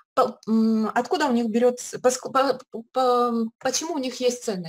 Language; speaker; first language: Russian; native; Russian